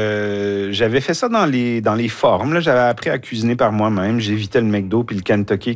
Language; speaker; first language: French; native; French